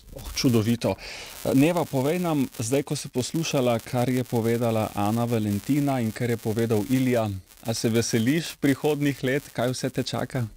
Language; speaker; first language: Slovenian; native; Slovenian